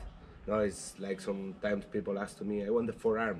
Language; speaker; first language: English; non-native, learner; Spanish